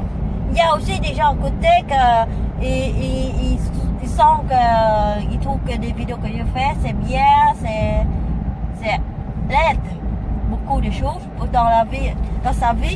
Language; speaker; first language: French; non-native, learner; Vietnamese